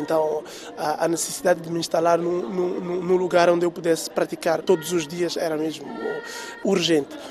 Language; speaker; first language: Portuguese; non-native, local second language; Tsonga